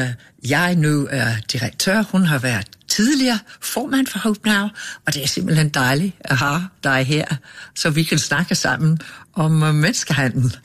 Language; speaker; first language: Danish; non-native, fluent; English